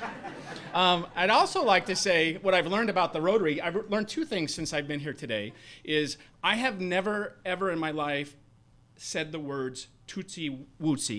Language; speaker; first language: English; native; English